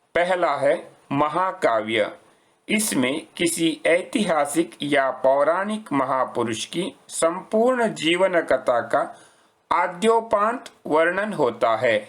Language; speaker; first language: Hindi; non-native, local second language; Kannada